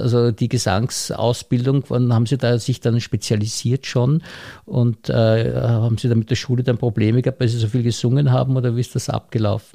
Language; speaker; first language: German; native; German